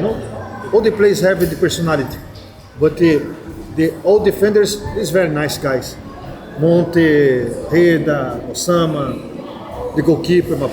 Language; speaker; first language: English; non-native, learner; Portuguese